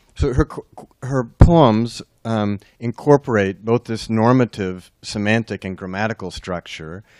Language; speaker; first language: English; native; English